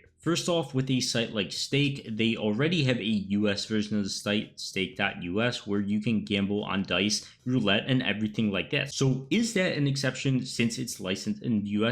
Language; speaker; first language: English; native; English